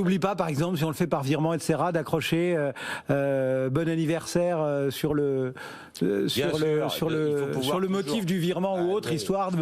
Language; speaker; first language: French; native; French